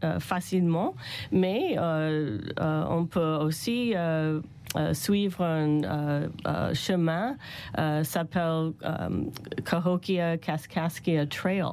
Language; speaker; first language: French; non-native, learner; English